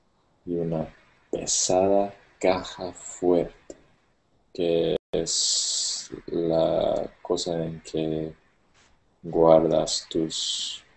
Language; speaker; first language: Spanish; non-native, learner; English